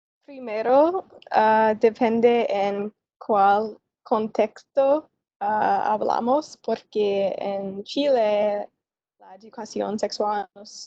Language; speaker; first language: Spanish; non-native, learner; English